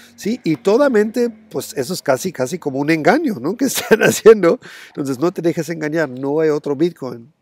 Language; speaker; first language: Spanish; non-native, fluent; German